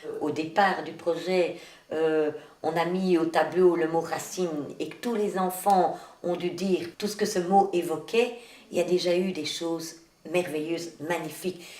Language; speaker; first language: French; native; French